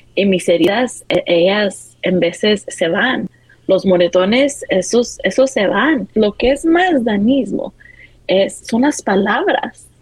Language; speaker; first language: Spanish; early bilingual, heritage; Spanish